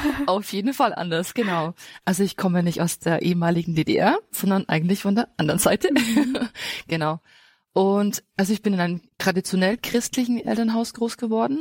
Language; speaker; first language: German; native; German